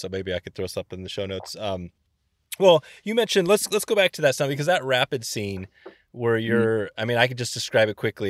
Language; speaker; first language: English; native; English